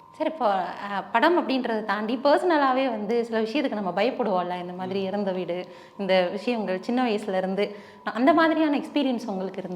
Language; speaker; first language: Tamil; native; Tamil